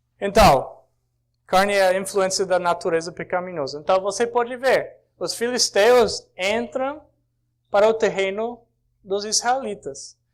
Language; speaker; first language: Portuguese; non-native, fluent; English